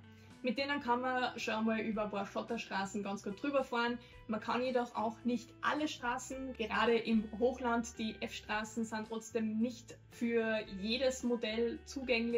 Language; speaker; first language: German; native; German